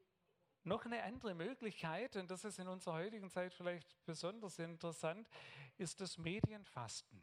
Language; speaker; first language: German; native; German